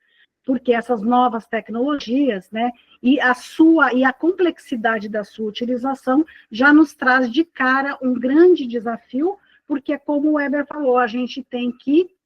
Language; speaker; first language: Portuguese; native; Portuguese